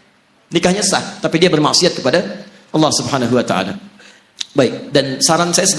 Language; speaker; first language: Indonesian; native; Indonesian